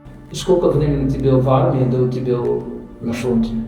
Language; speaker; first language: Russian; non-native, learner; Dutch